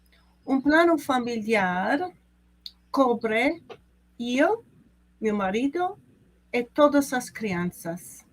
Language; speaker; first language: Portuguese; non-native, learner; English